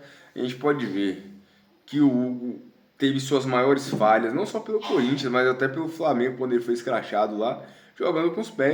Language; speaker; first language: Portuguese; native; Portuguese